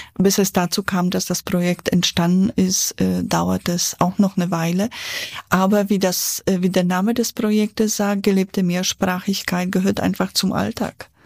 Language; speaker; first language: German; non-native, fluent; Polish